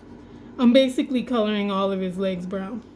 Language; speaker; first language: English; native; English